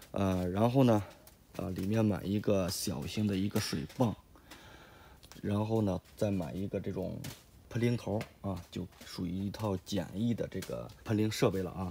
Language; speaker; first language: Chinese; native; Chinese